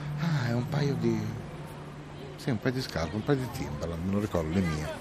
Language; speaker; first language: Italian; native; Italian